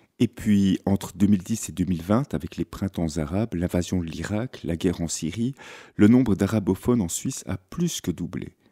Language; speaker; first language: French; native; French